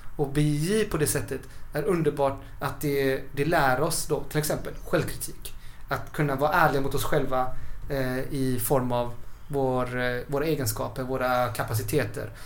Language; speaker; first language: Swedish; early bilingual, other home language; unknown